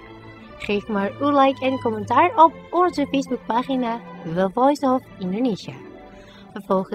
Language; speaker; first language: Dutch; non-native, fluent; Indonesian